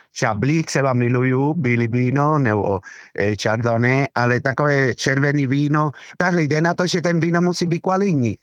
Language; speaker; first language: Czech; non-native, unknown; Spanish